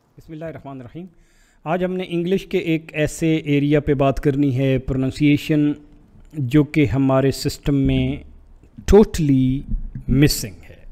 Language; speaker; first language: Urdu; non-native, local second language; Punjabi